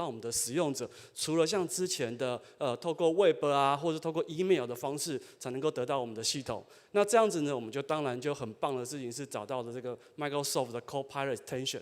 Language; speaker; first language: Chinese; native; Chinese